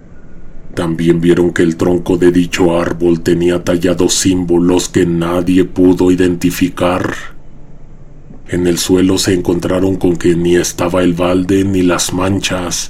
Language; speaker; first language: Spanish; native; Spanish